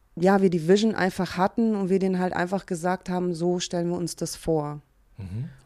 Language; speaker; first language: German; early bilingual, other home language; Hungarian